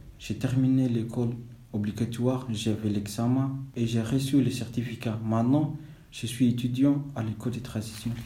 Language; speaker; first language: French; non-native, fluent; Somali